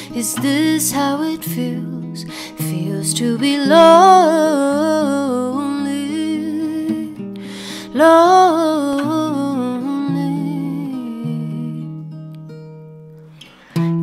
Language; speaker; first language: English; non-native, fluent; Italian